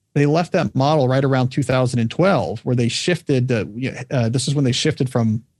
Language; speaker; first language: English; native; English